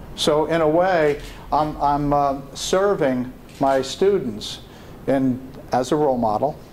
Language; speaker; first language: English; native; English